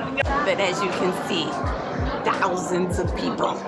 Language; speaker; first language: English; native; English